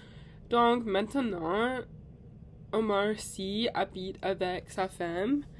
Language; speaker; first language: French; non-native, learner; English